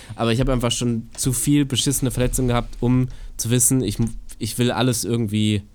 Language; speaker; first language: German; native; German